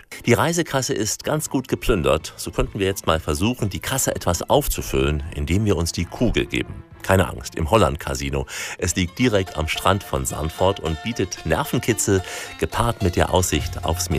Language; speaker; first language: German; native; German